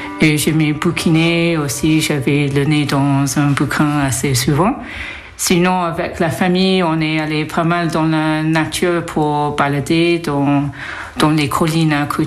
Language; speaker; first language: French; non-native, fluent; English